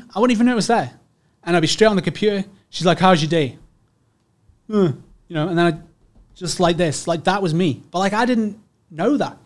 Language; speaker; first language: English; native; English